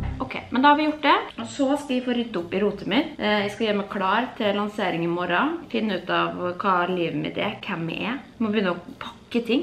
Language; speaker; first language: Norwegian; native; Norwegian